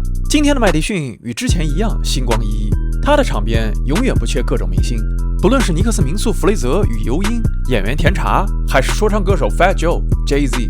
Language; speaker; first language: Chinese; native; Chinese